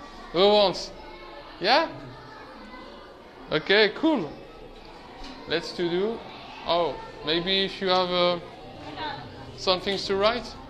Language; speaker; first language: English; non-native, learner; French